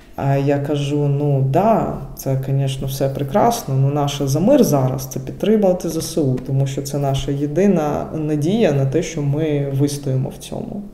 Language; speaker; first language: Ukrainian; non-native, local second language; Russian